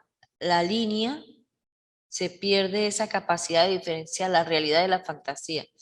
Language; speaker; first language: Spanish; native; Spanish